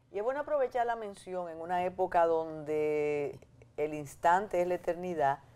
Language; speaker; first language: Spanish; native; Spanish